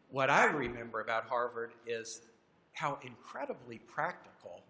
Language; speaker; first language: English; native; English